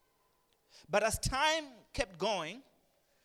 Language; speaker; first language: English; non-native, local second language; Nyanja